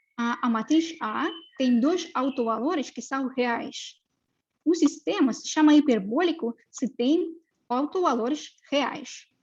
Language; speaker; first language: Portuguese; non-native, fluent; Russian